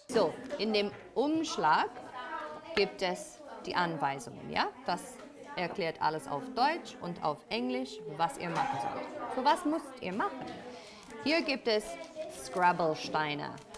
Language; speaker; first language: German; non-native, fluent; English